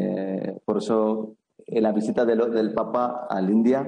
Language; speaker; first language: Spanish; non-native, fluent; Malayalam